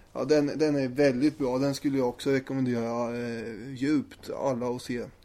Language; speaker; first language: Swedish; native; Swedish